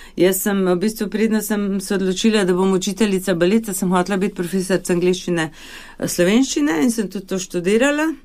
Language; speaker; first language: Slovenian; early bilingual, other home language; Hungarian